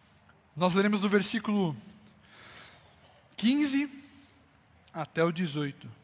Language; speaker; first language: Portuguese; native; Portuguese